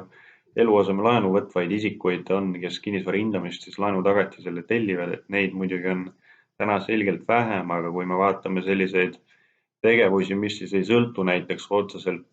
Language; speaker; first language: Estonian; native; Estonian